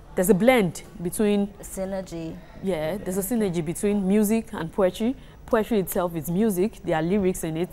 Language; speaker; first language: English; non-native, local second language; Yoruba